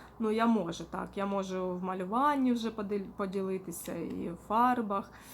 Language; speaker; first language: Ukrainian; non-native, local second language; Russian